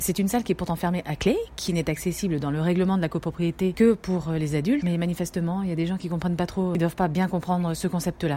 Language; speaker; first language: French; native; French